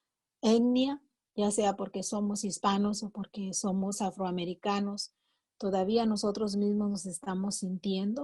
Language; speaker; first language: Spanish; native; Spanish